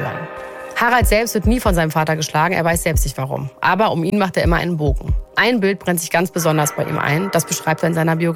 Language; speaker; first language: German; native; German